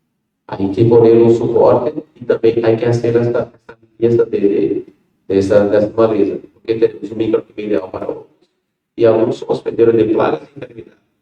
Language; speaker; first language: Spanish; non-native, learner; Portuguese